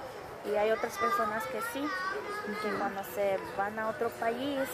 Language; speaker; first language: Spanish; early bilingual, other home language; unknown